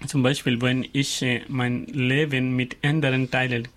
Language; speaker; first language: German; non-native, learner; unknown